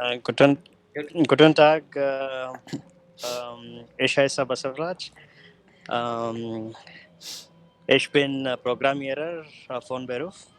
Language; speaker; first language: German; non-native, learner; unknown